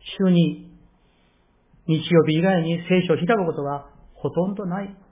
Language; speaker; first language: Japanese; non-native, fluent; Korean